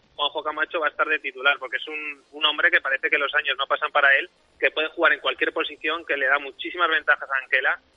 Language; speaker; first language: Spanish; native; Spanish